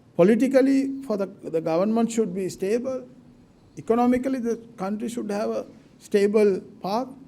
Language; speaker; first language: English; non-native, local second language; Sinhala